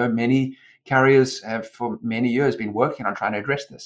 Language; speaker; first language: English; native; English